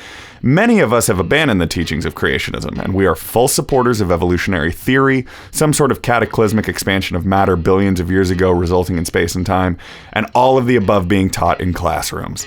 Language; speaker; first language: English; native; English